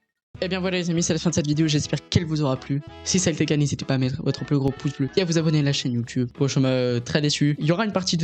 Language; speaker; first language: French; native; French